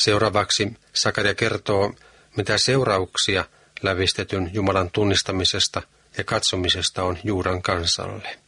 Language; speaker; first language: Finnish; native; Finnish